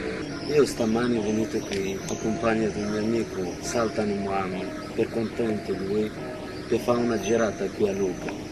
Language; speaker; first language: Italian; non-native, learner; Arabic